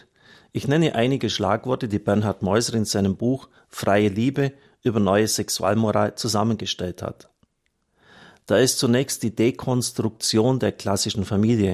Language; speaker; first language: German; native; German